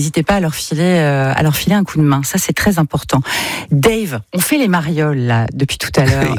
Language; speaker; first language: French; native; French